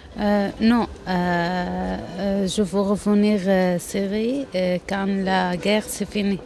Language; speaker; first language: French; non-native, learner; Arabic